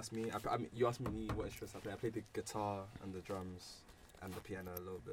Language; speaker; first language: English; native; English